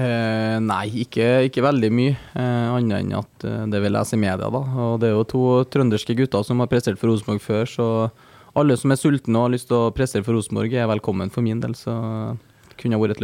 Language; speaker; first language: Norwegian; native; Norwegian